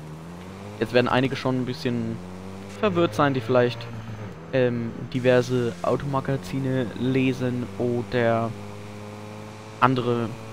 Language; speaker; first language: German; native; German